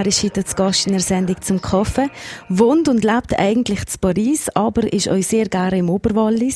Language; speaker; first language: German; native; German